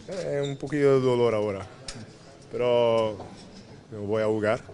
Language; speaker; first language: Spanish; non-native, learner; English